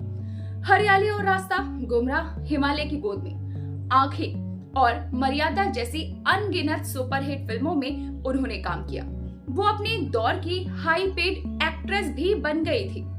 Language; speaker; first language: Hindi; native; Hindi